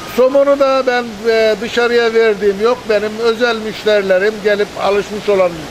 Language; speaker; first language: Turkish; native; Turkish